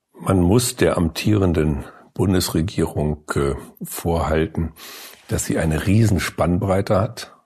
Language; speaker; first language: German; native; German